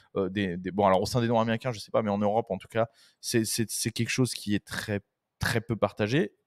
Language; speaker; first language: French; native; French